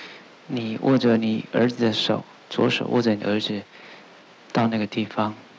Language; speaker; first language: Chinese; native; Chinese